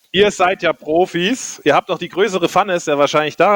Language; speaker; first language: German; native; German